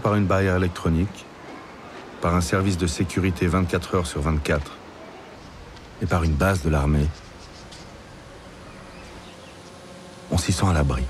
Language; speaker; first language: French; early bilingual, other home language; Arabic